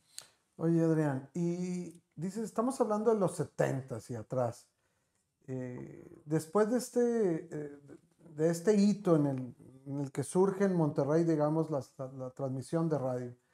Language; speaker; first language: Spanish; native; Spanish